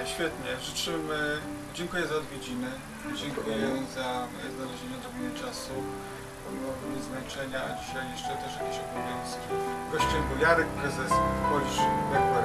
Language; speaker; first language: Polish; native; Polish